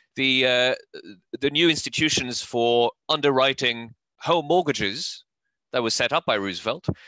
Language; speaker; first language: English; non-native, fluent; Norwegian